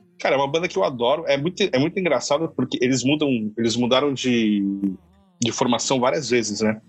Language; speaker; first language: Portuguese; native; Portuguese